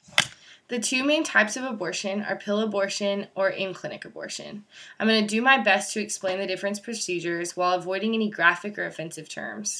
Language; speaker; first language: English; native; English